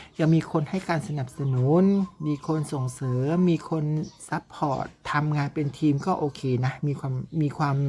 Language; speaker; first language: Thai; native; Thai